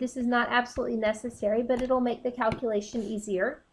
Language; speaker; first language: English; native; English